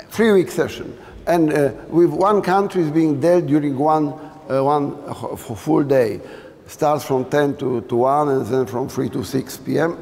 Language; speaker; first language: English; non-native, fluent; Polish